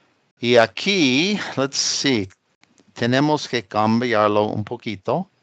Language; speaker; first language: Spanish; non-native, fluent; English